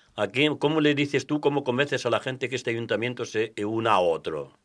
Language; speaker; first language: Spanish; non-native, local second language; Galician